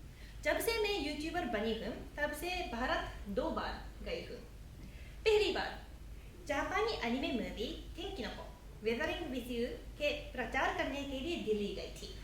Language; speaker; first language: Hindi; non-native, fluent; Japanese